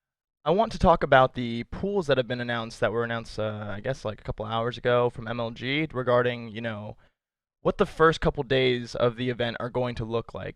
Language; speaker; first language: English; native; English